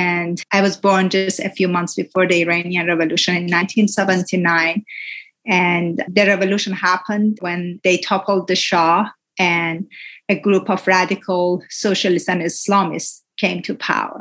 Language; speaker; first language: English; non-native, fluent; Persian